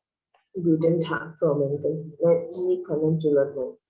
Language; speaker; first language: German; non-native, learner; Indonesian